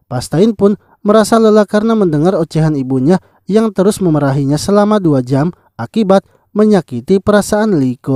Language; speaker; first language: Indonesian; native; Indonesian